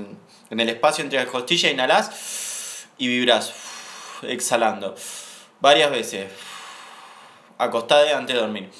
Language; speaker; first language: Spanish; native; Spanish